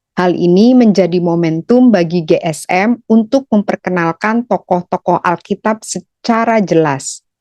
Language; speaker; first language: Indonesian; native; Indonesian